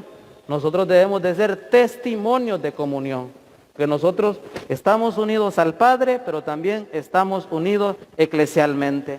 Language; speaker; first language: Spanish; native; Spanish